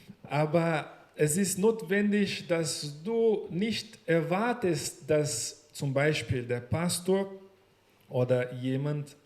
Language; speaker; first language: German; non-native, learner; Portuguese